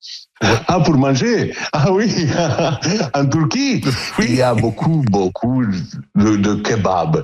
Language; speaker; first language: French; non-native, learner; Italian